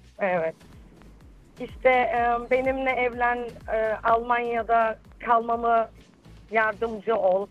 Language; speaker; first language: Turkish; early bilingual, heritage; Turkish